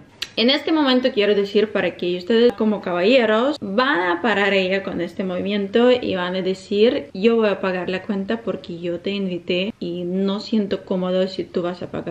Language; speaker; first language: Spanish; non-native, fluent; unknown